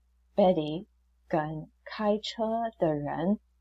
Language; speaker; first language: Chinese; non-native, fluent; English